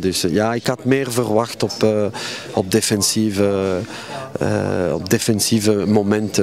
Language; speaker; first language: Dutch; non-native, local second language; French